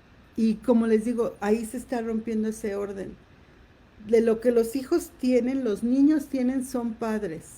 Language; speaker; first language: Spanish; native; Spanish